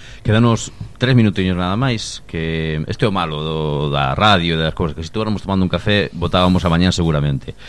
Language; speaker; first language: Galician; native; Galician